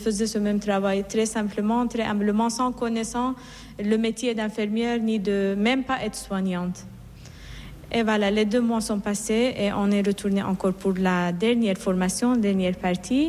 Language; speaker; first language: French; non-native, fluent; Assyrian Neo-Aramaic